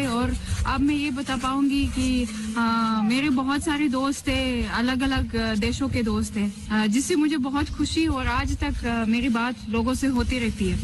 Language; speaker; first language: Hindi; non-native, fluent; Russian